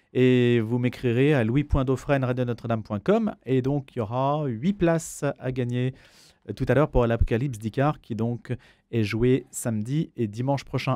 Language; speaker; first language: French; native; French